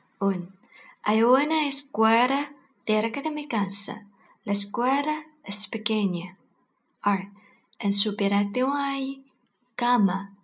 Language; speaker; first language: Spanish; non-native, learner; Chinese